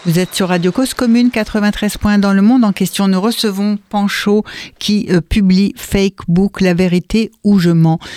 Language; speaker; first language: French; native; French